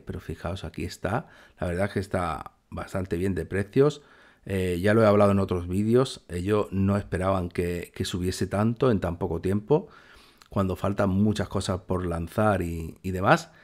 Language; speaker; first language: Spanish; native; Spanish